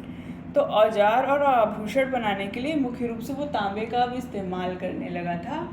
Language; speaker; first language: Hindi; native; Hindi